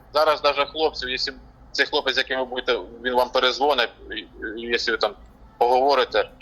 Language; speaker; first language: Ukrainian; non-native, local second language; Russian